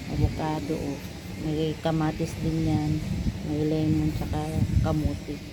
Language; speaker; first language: Filipino; non-native, local second language; Iloko